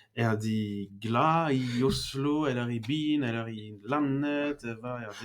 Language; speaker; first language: Norwegian; non-native, fluent; French